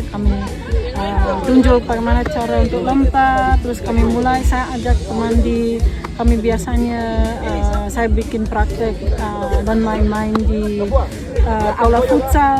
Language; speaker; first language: Indonesian; non-native, fluent; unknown